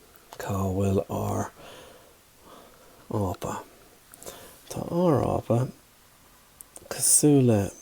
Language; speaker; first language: Irish; non-native, local second language; English